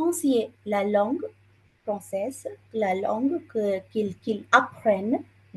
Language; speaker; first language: French; non-native, fluent; Bangla